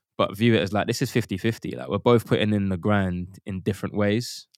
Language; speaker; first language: English; native; English